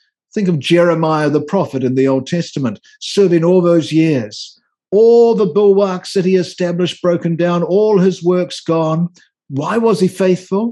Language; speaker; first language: English; native; English